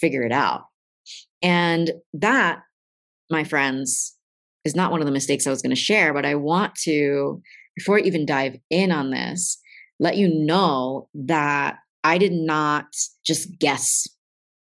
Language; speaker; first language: English; native; English